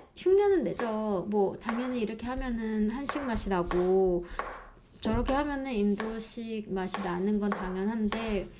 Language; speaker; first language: Korean; native; Korean